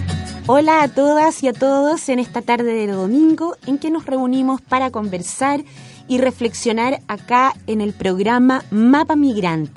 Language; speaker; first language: Spanish; native; Spanish